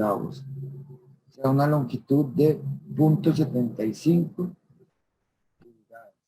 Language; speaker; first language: Spanish; native; Spanish